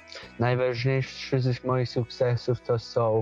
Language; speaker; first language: Polish; early bilingual, heritage; Polish